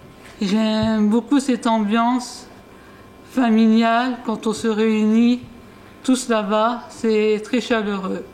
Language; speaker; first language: French; early bilingual, other home language; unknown